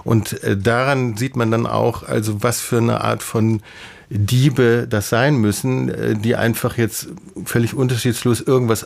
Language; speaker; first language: German; native; German